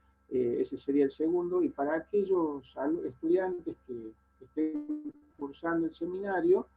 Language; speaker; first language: Spanish; native; Spanish